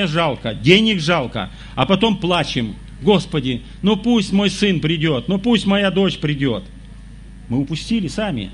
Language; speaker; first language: Russian; native; Russian